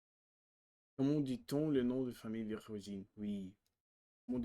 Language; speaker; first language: French; non-native, learner; Russian